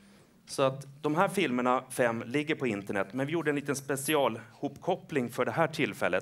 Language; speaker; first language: Swedish; native; Swedish